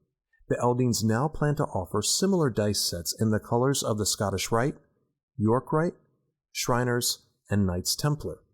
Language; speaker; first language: English; native; English